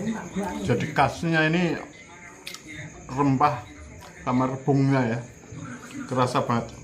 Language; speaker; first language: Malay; non-native, local second language; Javanese